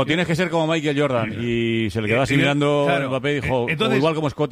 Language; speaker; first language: Spanish; native; Spanish